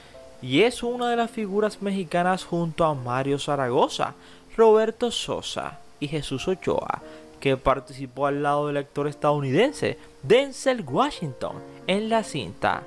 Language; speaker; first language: Spanish; native; Spanish